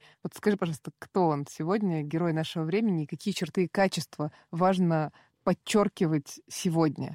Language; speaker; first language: Russian; native; Russian